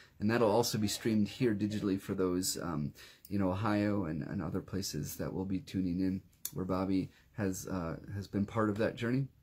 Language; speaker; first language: English; native; English